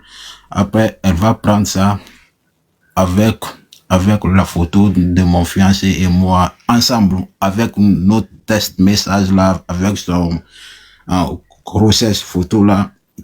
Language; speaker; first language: French; non-native, local second language; Susu